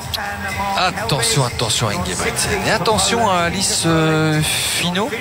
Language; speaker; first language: French; native; French